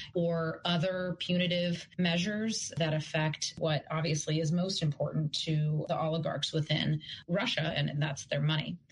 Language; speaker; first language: English; non-native, fluent; Russian